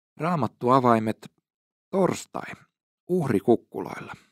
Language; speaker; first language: Finnish; native; Finnish